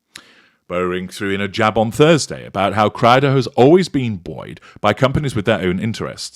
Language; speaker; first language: English; native; English